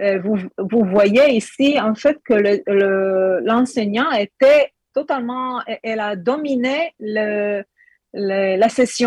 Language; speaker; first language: French; non-native, learner; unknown